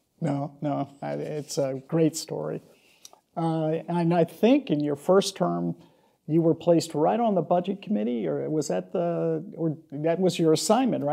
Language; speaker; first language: English; native; English